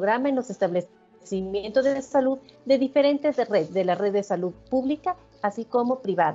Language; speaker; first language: Spanish; native; Spanish